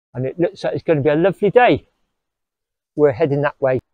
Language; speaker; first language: English; native; English